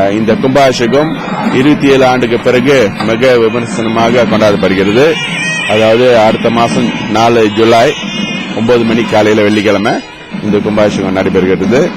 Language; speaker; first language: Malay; non-native, local second language; Tamil